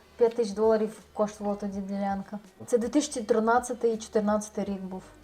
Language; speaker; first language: Ukrainian; native; Ukrainian